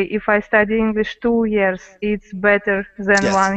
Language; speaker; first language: English; non-native, learner; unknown